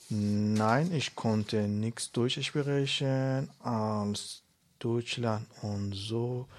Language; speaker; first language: German; non-native, learner; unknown